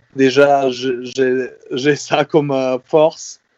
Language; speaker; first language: French; non-native, fluent; Serbian